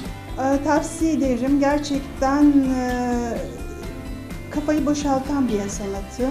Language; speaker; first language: Turkish; native; Turkish